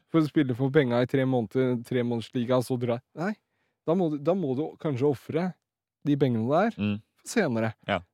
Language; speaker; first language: Norwegian; early bilingual, other home language; Riffian